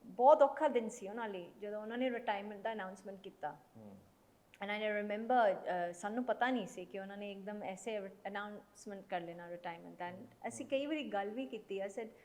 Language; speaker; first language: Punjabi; early bilingual, heritage; Punjabi